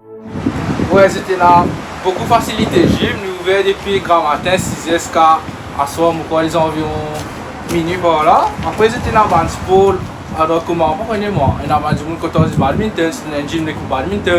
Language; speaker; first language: French; non-native, local second language; Morisyen